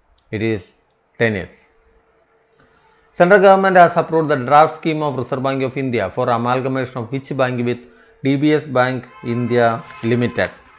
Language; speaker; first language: English; non-native, local second language; Malayalam